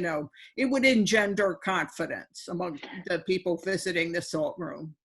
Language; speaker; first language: English; native; English